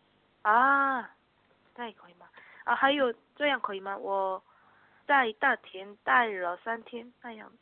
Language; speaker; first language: Chinese; non-native, learner; Korean